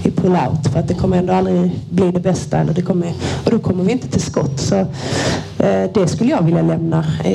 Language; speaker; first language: Swedish; native; Swedish